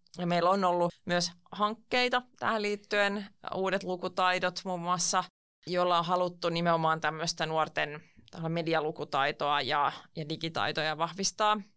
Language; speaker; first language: Finnish; non-native, local second language; Swedish